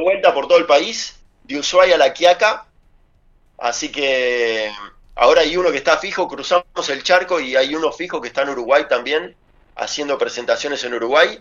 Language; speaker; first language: Spanish; native; Spanish